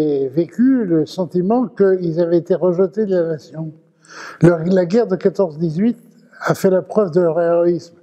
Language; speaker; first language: French; early bilingual, other home language; Ladino